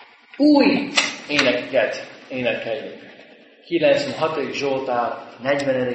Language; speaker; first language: Hungarian; non-native, fluent; English